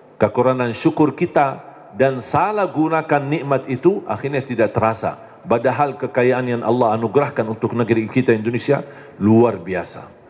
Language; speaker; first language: Indonesian; non-native, fluent; Arabic